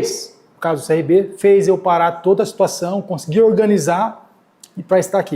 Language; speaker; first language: Portuguese; native; Portuguese